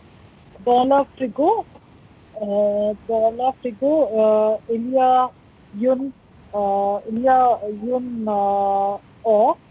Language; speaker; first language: French; non-native, learner; Hindi